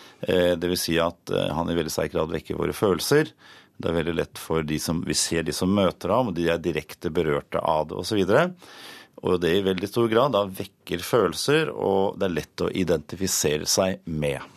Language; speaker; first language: Norwegian; native; Norwegian